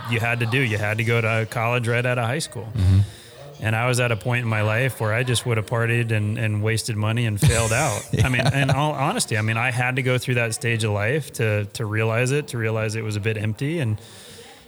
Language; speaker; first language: English; native; English